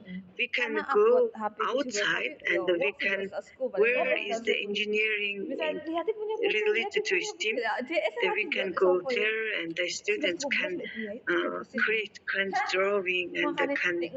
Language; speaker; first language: English; non-native, learner; Mongolian